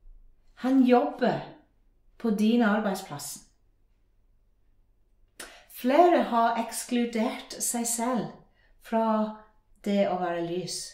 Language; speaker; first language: Norwegian; non-native, fluent; English